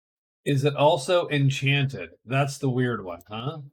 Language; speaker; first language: English; native; English